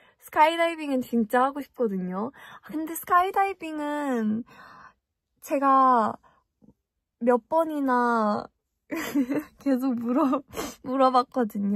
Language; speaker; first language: Korean; early bilingual, heritage; English